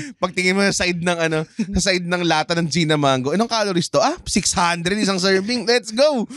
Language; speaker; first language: Filipino; native; Filipino